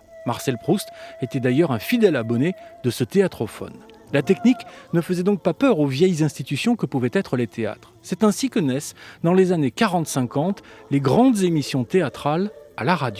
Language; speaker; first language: French; native; French